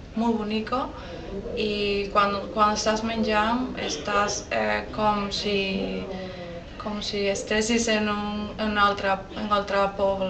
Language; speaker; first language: Catalan; non-native, learner; Spanish